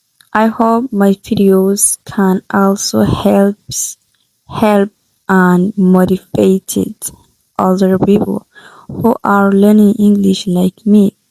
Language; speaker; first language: English; non-native, learner; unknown